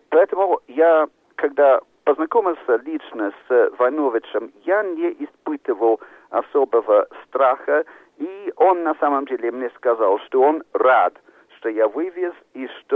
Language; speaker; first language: Russian; non-native, fluent; English